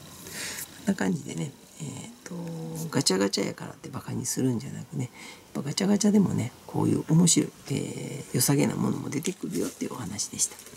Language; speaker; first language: Japanese; native; Japanese